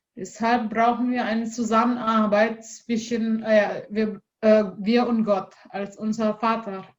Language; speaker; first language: German; non-native, learner; Indonesian